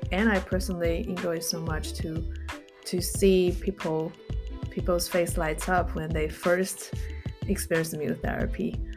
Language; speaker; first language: English; non-native, fluent; Chinese